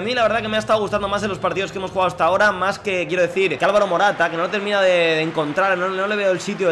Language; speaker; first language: Spanish; native; Spanish